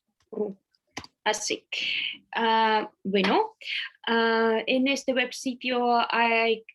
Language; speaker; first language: Spanish; non-native, fluent; Russian